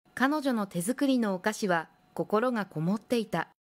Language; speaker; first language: Japanese; native; Japanese